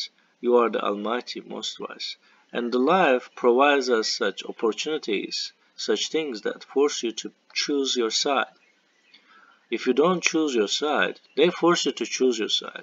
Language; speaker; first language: English; non-native, fluent; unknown